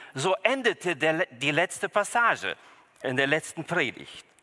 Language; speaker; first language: German; early bilingual, other home language; Russian